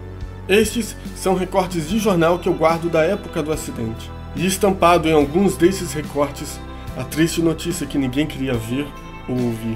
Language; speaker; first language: Portuguese; native; Portuguese